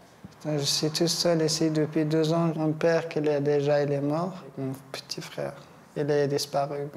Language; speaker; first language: French; non-native, learner; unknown